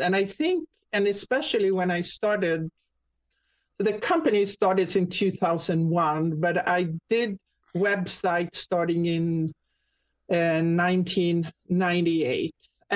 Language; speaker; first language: English; non-native, fluent; Swedish